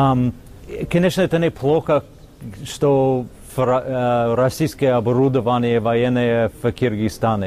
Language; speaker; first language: Russian; non-native, fluent; English